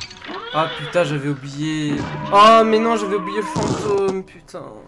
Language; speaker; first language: French; native; French